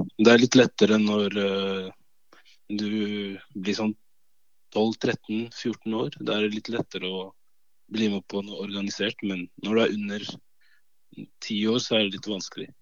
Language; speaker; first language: Norwegian; early bilingual, other home language; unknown